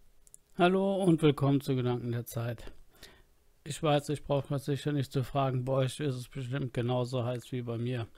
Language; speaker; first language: German; native; German